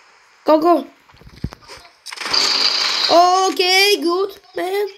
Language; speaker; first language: English; non-native, learner; Russian